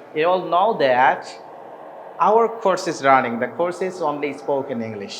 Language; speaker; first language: English; non-native, local second language; Bangla